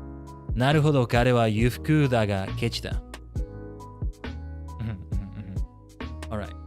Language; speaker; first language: Japanese; non-native, learner; English